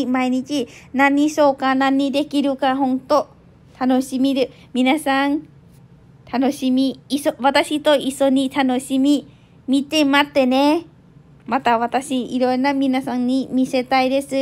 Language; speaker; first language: Japanese; non-native, learner; Thai